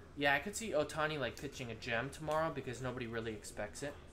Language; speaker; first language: English; native; English